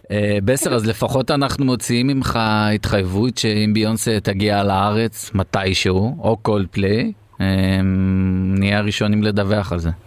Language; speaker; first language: Hebrew; native; Hebrew